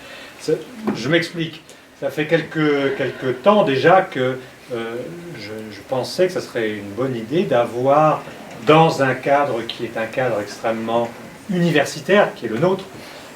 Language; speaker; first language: French; native; French